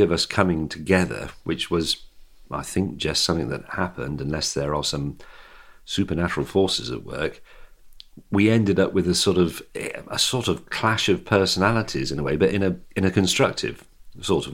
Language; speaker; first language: English; native; English